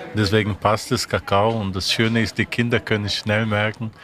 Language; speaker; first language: German; non-native, fluent; Portuguese